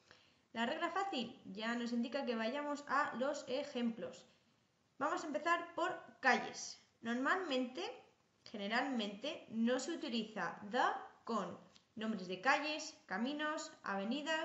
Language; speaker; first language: Spanish; non-native, fluent; English